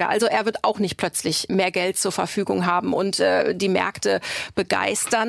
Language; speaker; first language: German; native; German